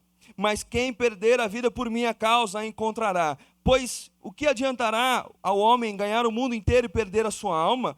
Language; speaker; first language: Portuguese; native; Portuguese